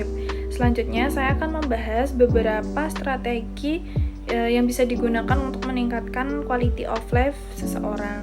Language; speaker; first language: Indonesian; native; Indonesian